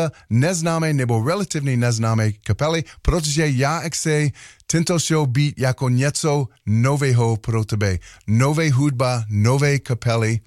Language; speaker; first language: Czech; non-native, learner; English